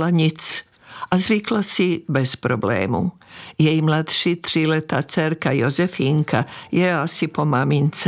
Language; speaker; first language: Czech; non-native, fluent; Serbian